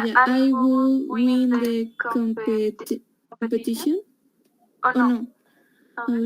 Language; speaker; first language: English; non-native, learner; Spanish